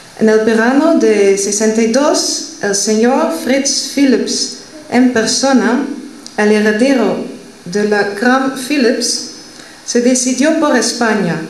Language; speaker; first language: Spanish; non-native, fluent; Dutch